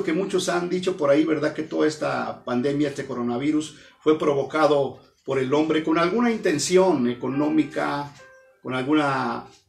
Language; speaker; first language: Spanish; native; Spanish